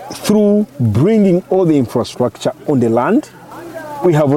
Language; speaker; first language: English; non-native, local second language; Kinyarwanda